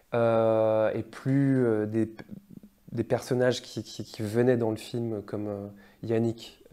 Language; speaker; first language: French; native; French